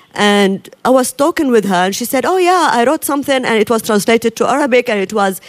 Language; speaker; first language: English; non-native, fluent; Arabic